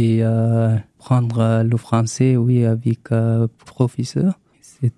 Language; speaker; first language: French; non-native, learner; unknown